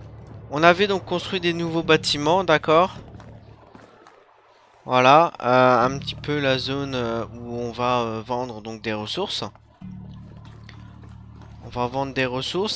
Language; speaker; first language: French; native; French